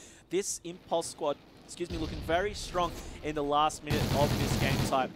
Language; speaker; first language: English; native; English